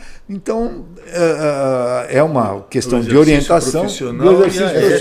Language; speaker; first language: Portuguese; native; Portuguese